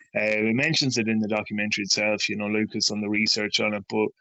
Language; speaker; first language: English; native; English